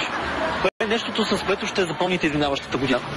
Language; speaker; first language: Bulgarian; native; Bulgarian